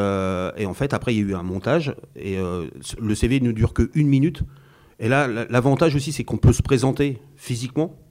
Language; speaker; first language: French; native; French